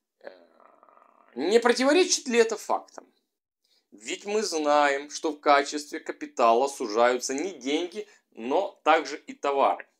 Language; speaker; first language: Russian; native; Russian